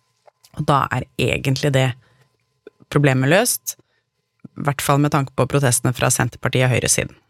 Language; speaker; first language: Norwegian; native; Norwegian